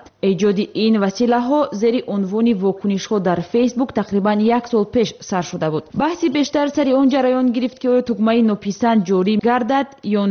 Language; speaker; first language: Tajik; native; Tajik